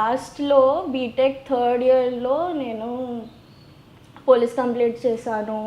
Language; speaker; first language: Telugu; non-native, learner; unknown